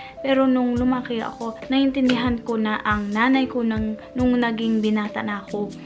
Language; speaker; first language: Filipino; non-native, fluent; English